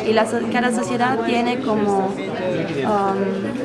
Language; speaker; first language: Spanish; non-native, fluent; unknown